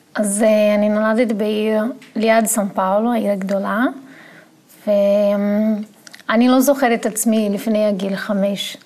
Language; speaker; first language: Hebrew; non-native, fluent; Portuguese